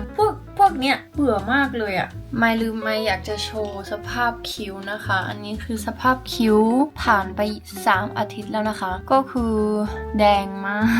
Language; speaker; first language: Thai; early bilingual, heritage; Thai